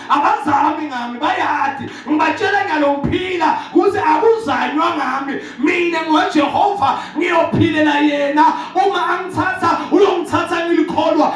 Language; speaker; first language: Zulu; non-native, local second language; Swati